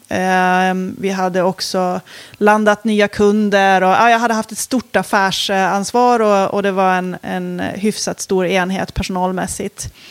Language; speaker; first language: Swedish; native; Swedish